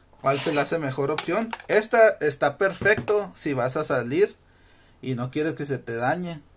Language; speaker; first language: Spanish; native; Spanish